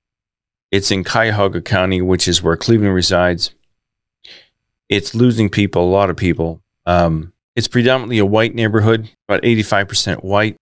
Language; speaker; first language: English; native; English